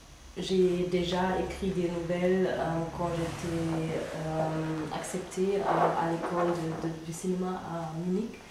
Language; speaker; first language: French; non-native, fluent; German